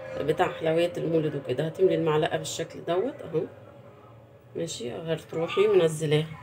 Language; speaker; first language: Arabic; native; Arabic